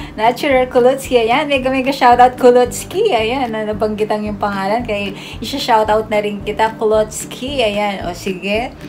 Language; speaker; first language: Filipino; non-native, local second language; Pampanga